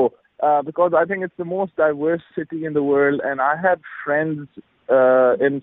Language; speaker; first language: English; non-native, local second language; Urdu